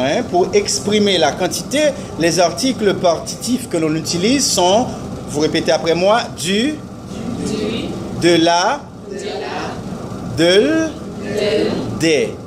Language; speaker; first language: French; non-native, fluent; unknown